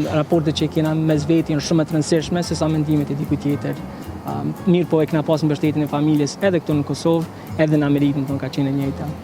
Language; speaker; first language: Albanian; native; Albanian